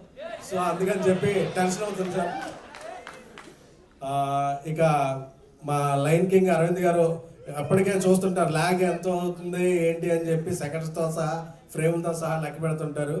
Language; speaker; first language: Telugu; native; Telugu